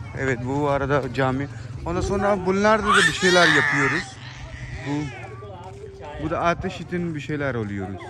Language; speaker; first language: Turkish; non-native, learner; Punjabi